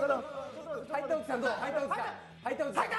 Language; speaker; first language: Japanese; native; Japanese